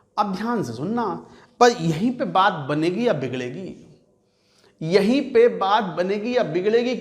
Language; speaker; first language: Hindi; native; Hindi